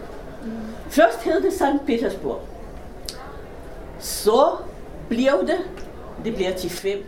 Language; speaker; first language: Danish; non-native, fluent; Russian